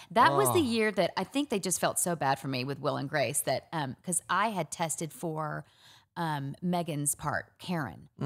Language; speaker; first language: English; native; English